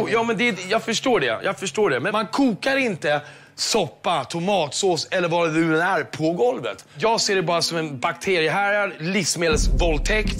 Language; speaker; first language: Swedish; native; Swedish